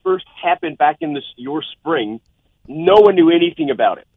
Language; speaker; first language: English; native; English